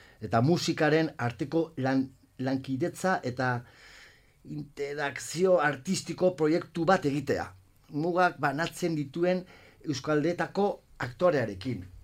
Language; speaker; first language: Basque; non-native, local second language; Spanish